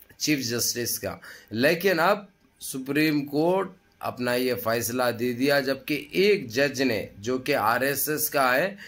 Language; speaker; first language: Hindi; native; Hindi